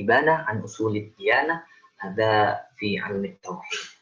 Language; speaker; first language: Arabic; non-native, learner; Indonesian